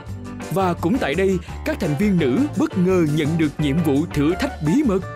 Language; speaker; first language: Vietnamese; native; Vietnamese